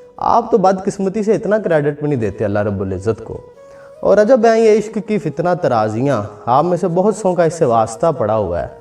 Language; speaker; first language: Urdu; non-native, local second language; Punjabi